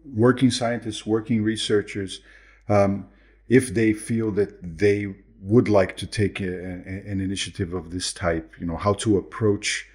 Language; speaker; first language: English; non-native, fluent; Portuguese